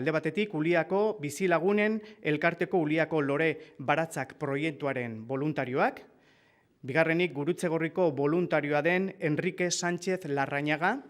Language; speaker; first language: Basque; native; Basque